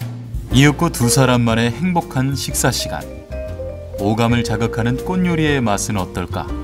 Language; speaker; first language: Korean; native; Korean